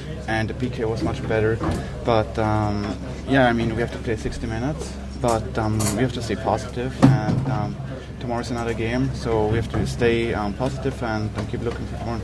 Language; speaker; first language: English; non-native, fluent; German